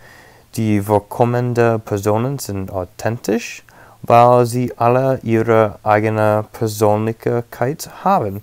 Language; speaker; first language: German; non-native, learner; English